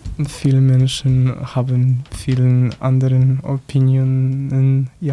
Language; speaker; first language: German; non-native, learner; Polish